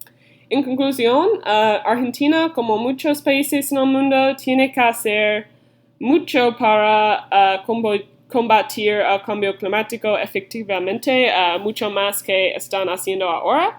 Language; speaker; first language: Spanish; non-native, learner; English